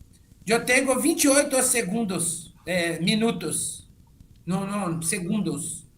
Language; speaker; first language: Spanish; non-native, learner; Portuguese